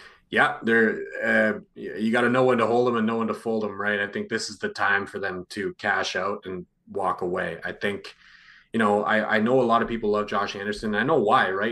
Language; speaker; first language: English; native; English